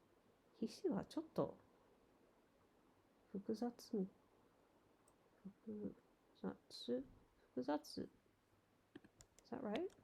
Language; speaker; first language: Japanese; non-native, learner; English